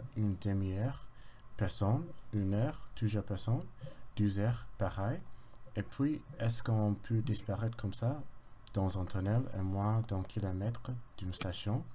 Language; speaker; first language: French; non-native, learner; English